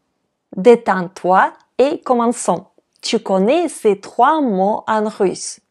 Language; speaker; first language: French; non-native, fluent; Russian